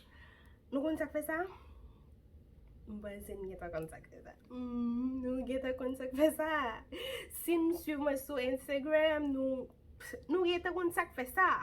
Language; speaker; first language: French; non-native, local second language; Haitian Creole